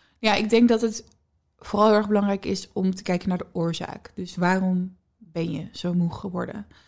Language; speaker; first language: Dutch; native; Dutch